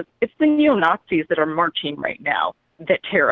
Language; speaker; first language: English; native; English